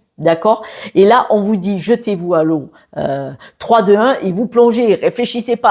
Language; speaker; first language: French; native; French